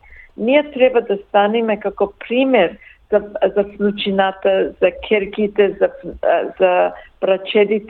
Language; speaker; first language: Macedonian; early bilingual, heritage; Macedonian